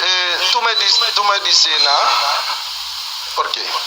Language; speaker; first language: Spanish; non-native, learner; Haitian Creole